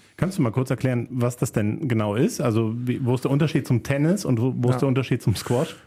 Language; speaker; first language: German; native; German